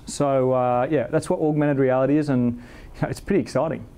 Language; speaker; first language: English; native; English